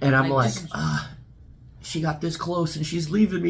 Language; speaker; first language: English; native; English